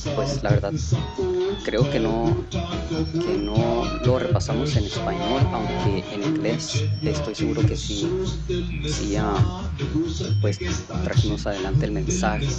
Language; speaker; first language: Spanish; early bilingual, heritage; Spanish